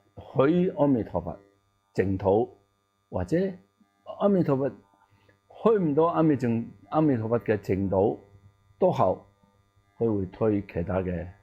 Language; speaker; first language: Cantonese; non-native, learner; Tibetan